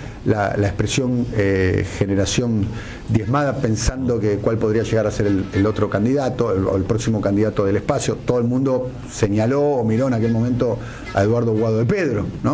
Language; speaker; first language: Spanish; native; Spanish